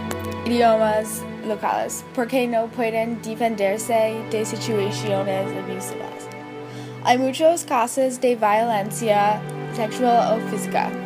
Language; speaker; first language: Spanish; non-native, learner; English